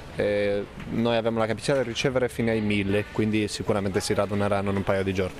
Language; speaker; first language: Italian; non-native, fluent; Spanish